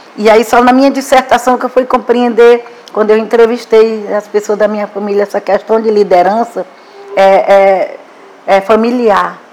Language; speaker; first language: Portuguese; non-native, local second language; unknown